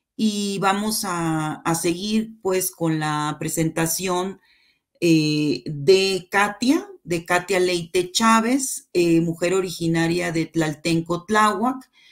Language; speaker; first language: Spanish; native; Spanish